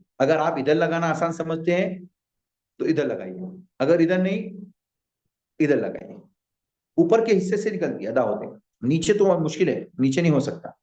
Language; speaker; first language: Urdu; native; Urdu